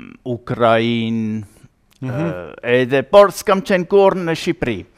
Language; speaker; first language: Albanian; non-native, learner; German